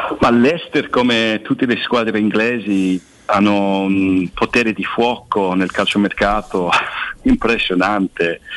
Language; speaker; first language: Italian; non-native, fluent; English